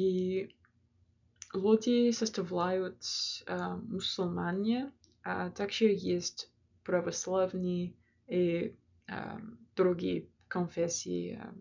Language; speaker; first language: Russian; non-native, learner; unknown